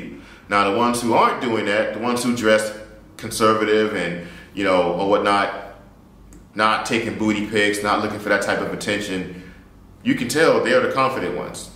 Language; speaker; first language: English; native; English